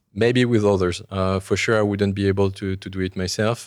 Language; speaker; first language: English; non-native, fluent; French